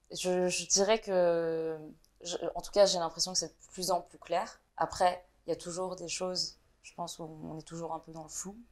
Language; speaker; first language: French; early bilingual, other home language; Vietnamese